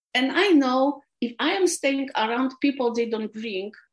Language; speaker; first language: English; non-native, fluent; Polish